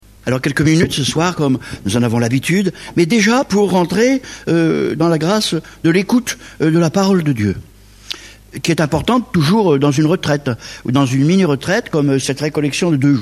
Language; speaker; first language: French; native; French